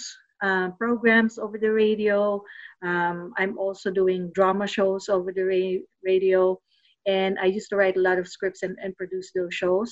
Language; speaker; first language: English; non-native, local second language; Filipino